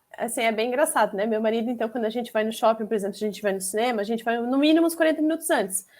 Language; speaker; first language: Portuguese; native; Portuguese